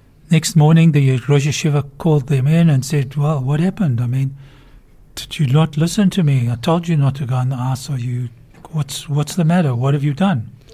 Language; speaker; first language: English; native; English